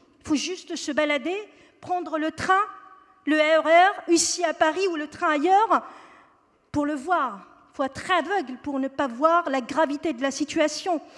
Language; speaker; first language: French; non-native, local second language; Kabyle